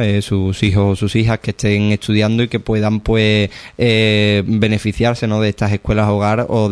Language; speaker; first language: Spanish; native; Spanish